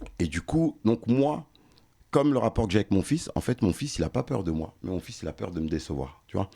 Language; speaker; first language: French; early bilingual, other home language; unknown